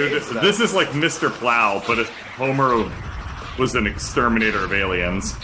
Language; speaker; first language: English; native; English